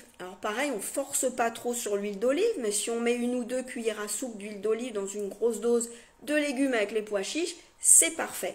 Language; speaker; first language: French; native; French